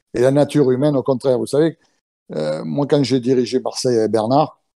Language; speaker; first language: French; native; French